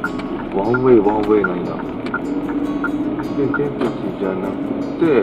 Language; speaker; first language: Japanese; native; Japanese